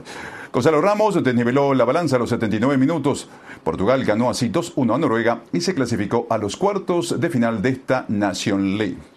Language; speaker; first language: Spanish; native; Spanish